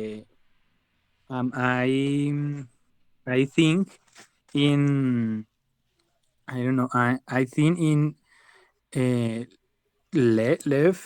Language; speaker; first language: English; non-native, learner; Spanish